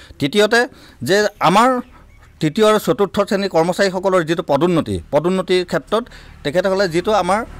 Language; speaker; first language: Assamese; native; Assamese